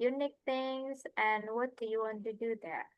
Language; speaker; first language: English; non-native, fluent; Indonesian